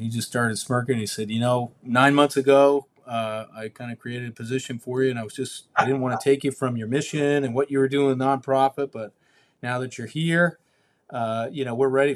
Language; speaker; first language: English; native; English